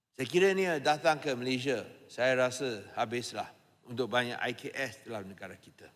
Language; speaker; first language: Malay; non-native, local second language; Chinese